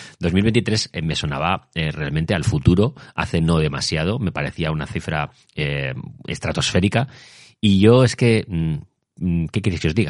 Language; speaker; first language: Spanish; native; Spanish